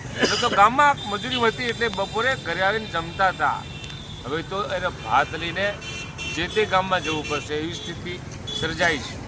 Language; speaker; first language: Gujarati; non-native, local second language; Rathawi